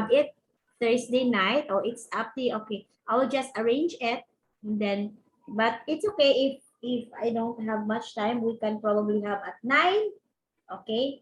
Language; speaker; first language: English; non-native, local second language; Cebuano